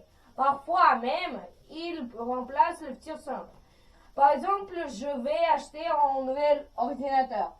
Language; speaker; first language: French; non-native, fluent; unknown